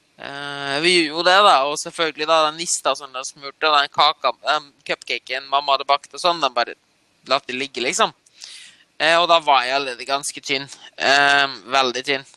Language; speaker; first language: Norwegian; early bilingual, other home language; German